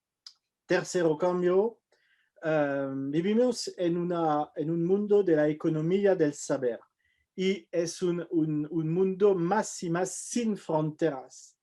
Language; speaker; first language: Spanish; non-native, fluent; French